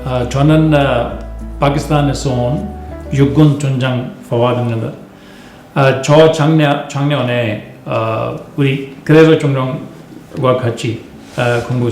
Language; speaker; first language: Korean; non-native, learner; Urdu